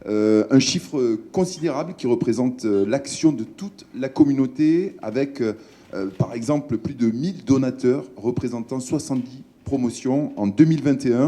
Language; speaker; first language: French; native; French